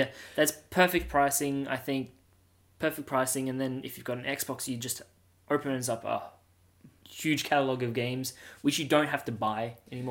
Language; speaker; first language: English; native; English